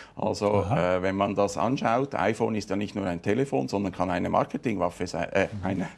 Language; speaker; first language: German; native; German